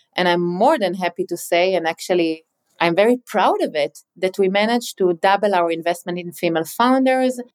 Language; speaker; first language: English; non-native, fluent; Hebrew